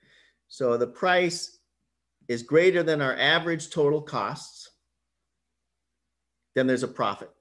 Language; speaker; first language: English; native; English